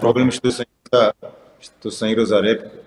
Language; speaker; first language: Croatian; non-native, fluent; Portuguese